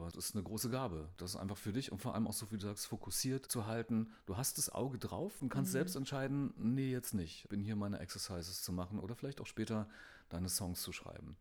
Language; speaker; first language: German; native; German